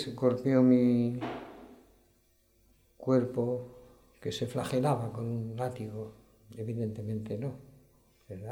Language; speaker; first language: Spanish; native; Spanish